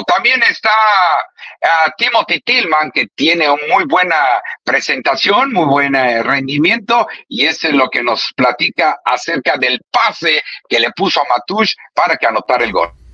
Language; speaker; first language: Spanish; native; Spanish